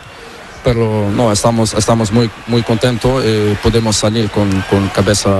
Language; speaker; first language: Spanish; non-native, learner; Portuguese